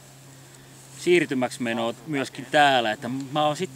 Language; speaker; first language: Finnish; native; Finnish